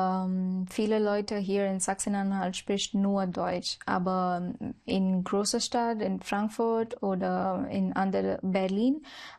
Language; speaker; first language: German; non-native, learner; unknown